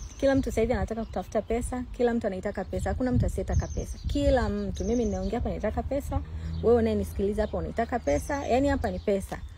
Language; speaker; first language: Swahili; native; Swahili